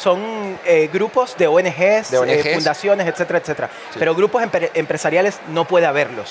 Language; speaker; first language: Spanish; native; Spanish